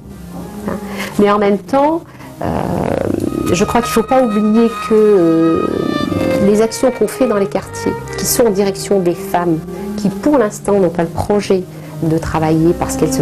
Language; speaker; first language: French; native; French